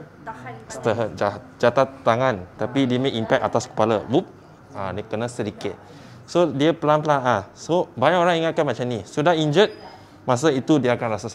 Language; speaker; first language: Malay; non-native, local second language; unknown